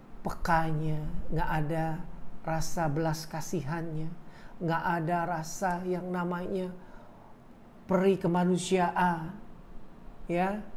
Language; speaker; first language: Indonesian; native; Indonesian